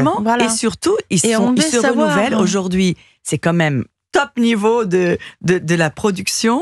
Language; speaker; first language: French; early bilingual, other home language; Portuguese